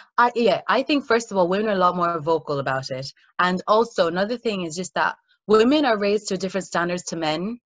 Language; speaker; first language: English; early bilingual, other home language; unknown